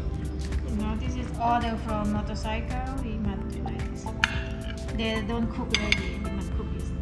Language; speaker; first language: English; non-native, learner; Thai